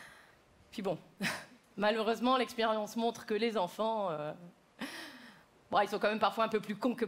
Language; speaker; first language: French; native; French